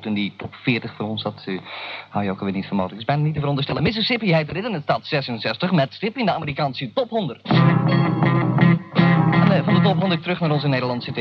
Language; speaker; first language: Dutch; native; Dutch